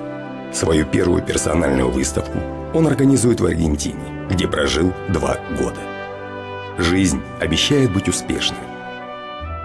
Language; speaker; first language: Russian; native; Russian